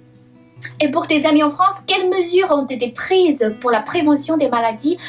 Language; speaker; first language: French; non-native, fluent; Chinese